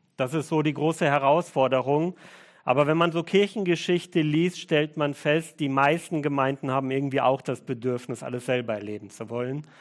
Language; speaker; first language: German; early bilingual, other home language; Russian